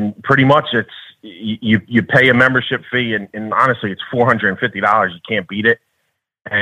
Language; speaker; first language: English; native; English